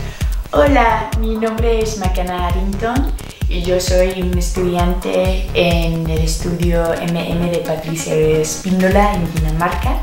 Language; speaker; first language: Spanish; non-native, fluent; English